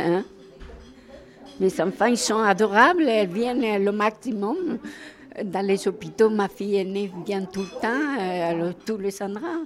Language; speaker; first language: French; non-native, fluent; Spanish